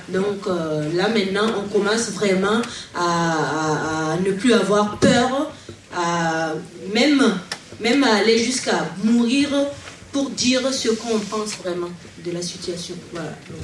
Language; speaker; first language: French; non-native, local second language; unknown